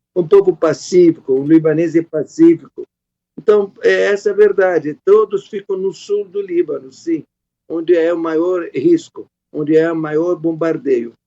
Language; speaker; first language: Portuguese; non-native, fluent; Arabic